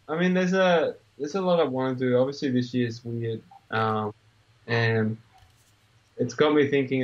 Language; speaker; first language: English; native; English